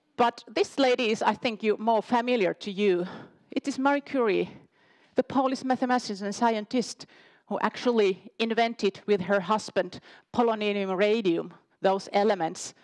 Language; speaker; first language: English; non-native, fluent; Finnish